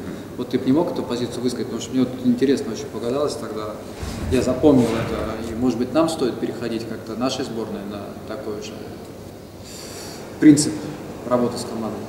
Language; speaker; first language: Russian; native; Russian